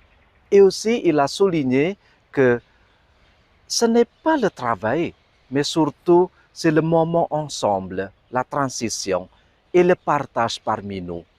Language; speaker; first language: French; non-native, fluent; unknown